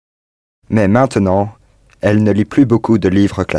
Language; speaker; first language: French; non-native, learner; English